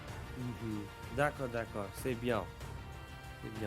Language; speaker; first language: French; non-native, fluent; English